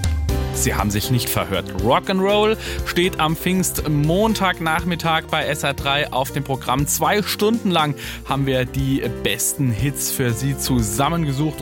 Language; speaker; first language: German; native; German